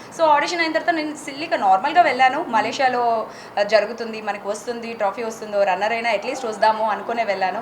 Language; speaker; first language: Telugu; native; Telugu